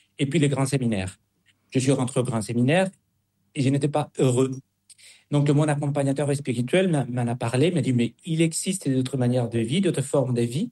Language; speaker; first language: French; non-native, fluent; Spanish